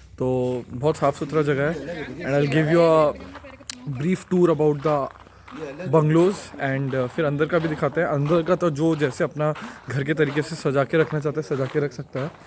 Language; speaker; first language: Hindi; non-native, local second language; Bangla